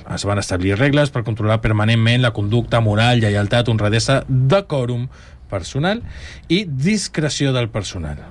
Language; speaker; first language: Catalan; native; Catalan